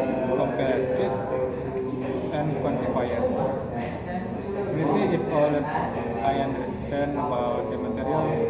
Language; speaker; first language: English; non-native, learner; Indonesian